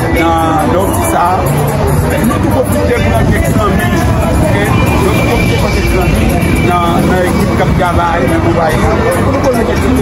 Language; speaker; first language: French; non-native, local second language; Haitian Creole